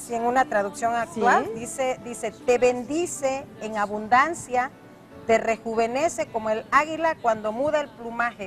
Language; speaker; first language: Spanish; native; Spanish